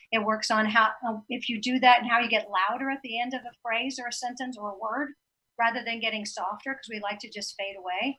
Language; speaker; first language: English; native; English